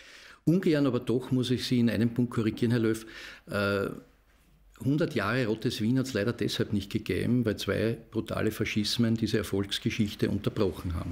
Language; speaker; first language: German; native; German